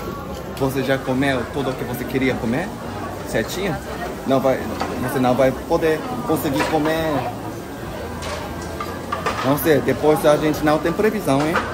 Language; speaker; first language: Portuguese; non-native, fluent; Japanese